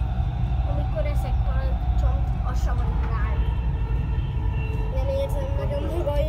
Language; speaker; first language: Hungarian; non-native, learner; Italian